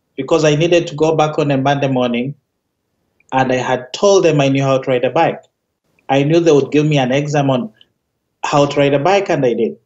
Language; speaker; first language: English; non-native, local second language; Ganda